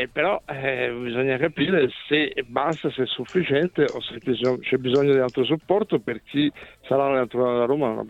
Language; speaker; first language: Italian; native; Italian